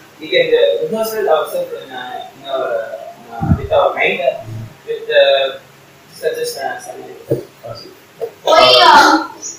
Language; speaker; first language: English; non-native, learner; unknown